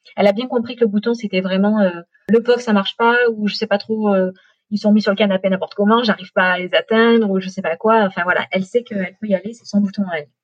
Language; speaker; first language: French; native; French